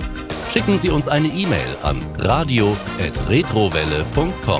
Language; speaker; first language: German; native; German